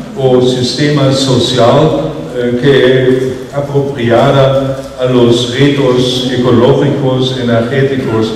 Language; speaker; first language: Portuguese; non-native, fluent; German